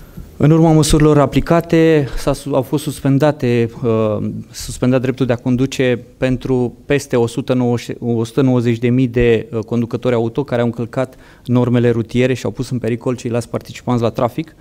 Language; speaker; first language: Romanian; native; Romanian